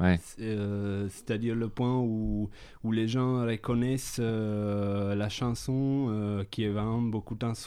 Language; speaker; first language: French; non-native, fluent; Italian